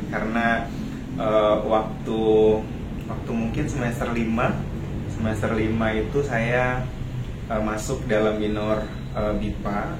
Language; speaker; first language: Indonesian; native; Indonesian